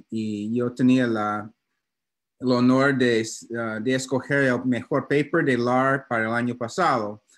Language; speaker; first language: Spanish; non-native, learner; English